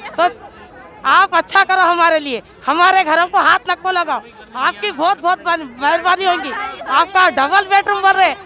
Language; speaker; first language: Hindi; non-native, local second language; Urdu